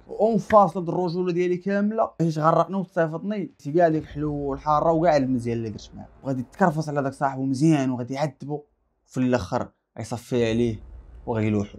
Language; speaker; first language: Arabic; native; Arabic